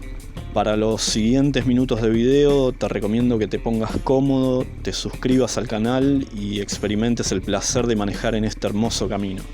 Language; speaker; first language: Spanish; native; Spanish